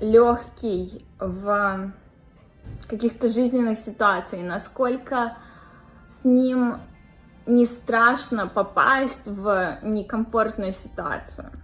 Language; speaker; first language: Russian; native; Russian